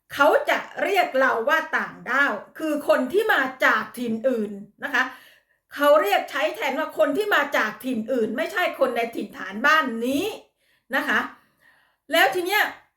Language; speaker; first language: Thai; native; Thai